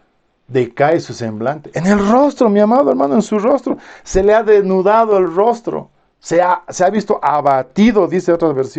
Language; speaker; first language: Spanish; native; Spanish